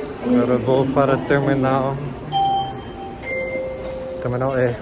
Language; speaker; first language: Portuguese; non-native, fluent; English